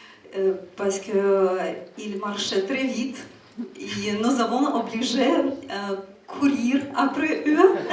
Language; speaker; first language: French; non-native, fluent; Ukrainian